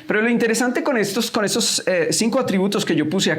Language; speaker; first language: Spanish; native; Spanish